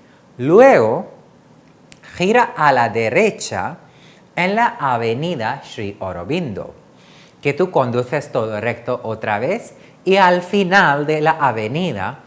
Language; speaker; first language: Spanish; non-native, fluent; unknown